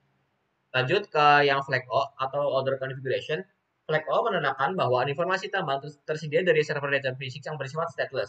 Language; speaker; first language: Indonesian; native; Indonesian